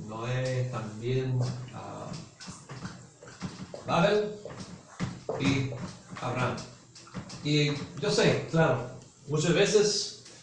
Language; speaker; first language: Spanish; non-native, fluent; English